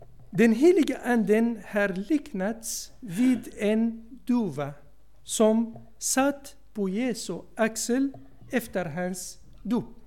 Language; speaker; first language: Swedish; non-native, fluent; Arabic